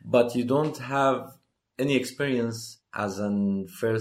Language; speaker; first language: English; non-native, learner; Persian